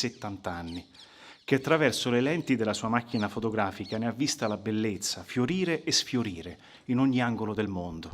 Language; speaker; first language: Italian; native; Italian